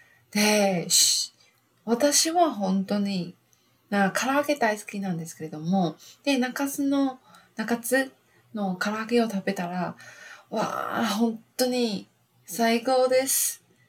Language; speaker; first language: Japanese; non-native, fluent; Chinese